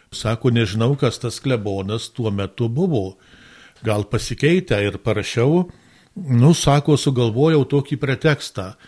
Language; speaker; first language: Lithuanian; native; Lithuanian